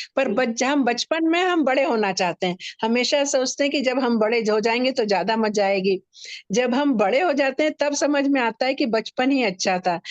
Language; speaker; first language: Hindi; native; Hindi